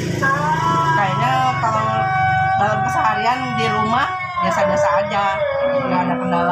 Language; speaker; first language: Indonesian; non-native, local second language; Sundanese